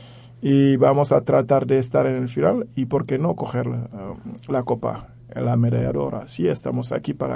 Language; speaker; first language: Spanish; non-native, fluent; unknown